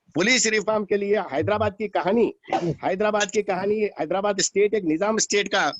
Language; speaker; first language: Hindi; non-native, local second language; Telugu